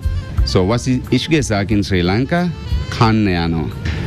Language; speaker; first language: German; non-native, learner; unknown